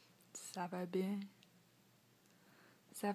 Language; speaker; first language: French; non-native, learner; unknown